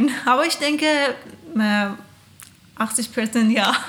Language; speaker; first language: German; non-native, learner; Persian